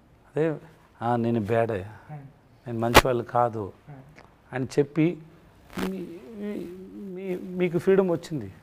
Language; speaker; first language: Telugu; non-native, learner; Tamil